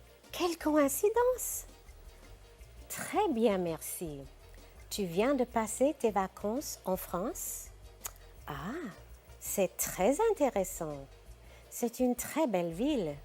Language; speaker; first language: French; non-native, fluent; English